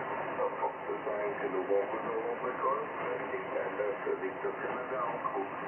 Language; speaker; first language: French; non-native, local second language; German